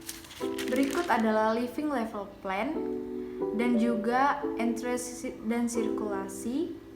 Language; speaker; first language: Indonesian; native; Indonesian